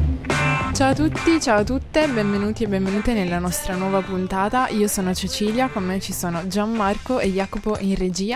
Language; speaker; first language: Italian; native; Italian